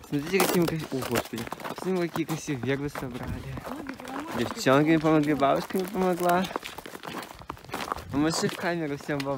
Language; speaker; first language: Russian; native; Russian